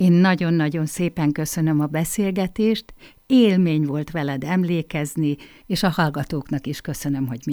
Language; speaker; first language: Hungarian; native; Hungarian